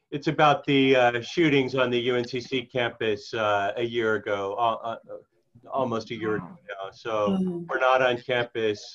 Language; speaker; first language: English; native; English